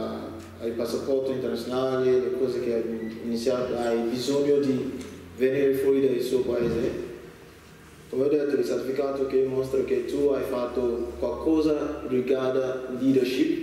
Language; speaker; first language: Italian; non-native, learner; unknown